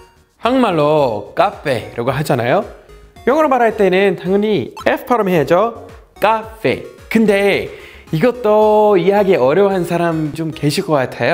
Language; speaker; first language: Korean; non-native, fluent; English